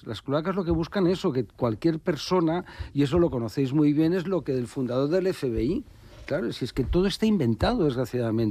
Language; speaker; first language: Spanish; native; Spanish